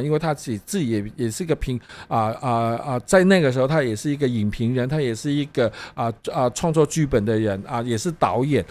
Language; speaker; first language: Chinese; non-native, local second language; Cantonese